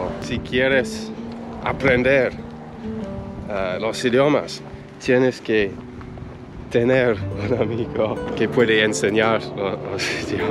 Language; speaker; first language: Spanish; non-native, learner; English